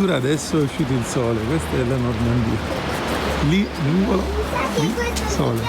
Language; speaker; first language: Italian; native; Italian